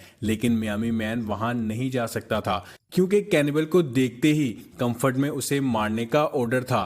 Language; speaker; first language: Hindi; native; Hindi